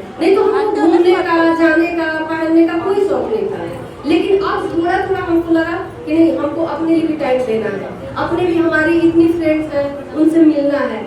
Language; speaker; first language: Hindi; native; Hindi